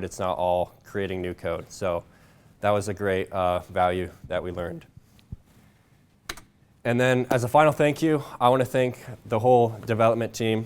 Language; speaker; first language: English; native; English